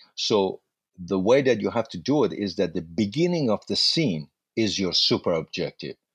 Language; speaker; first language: English; non-native, fluent; Persian